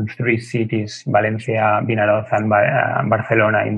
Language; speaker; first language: English; non-native, fluent; Spanish